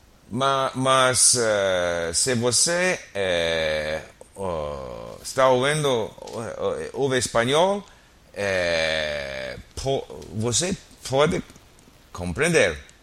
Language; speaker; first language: Portuguese; non-native, learner; English